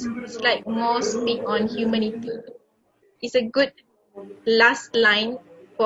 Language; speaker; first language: English; non-native, fluent; Malay